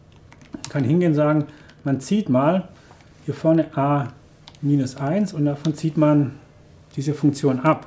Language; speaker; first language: German; native; German